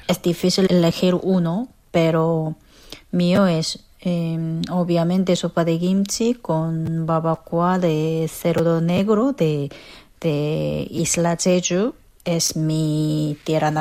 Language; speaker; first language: Spanish; non-native, fluent; Korean